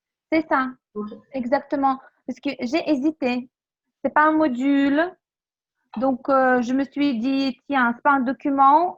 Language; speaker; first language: French; non-native, fluent; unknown